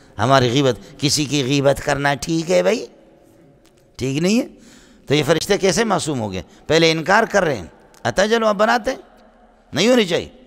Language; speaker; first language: Urdu; non-native, local second language; Brahui